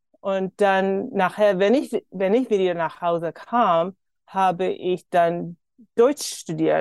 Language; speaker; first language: German; early bilingual, heritage; German